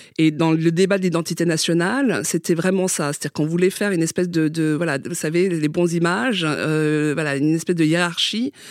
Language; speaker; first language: French; early bilingual, other home language; Vietnamese